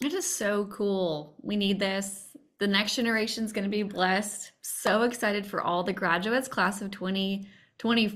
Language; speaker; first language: English; native; English